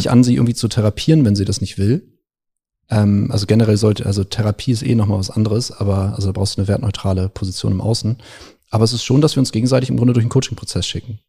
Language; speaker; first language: German; native; German